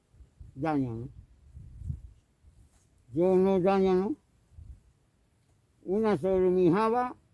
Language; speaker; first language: Spanish; non-native, local second language; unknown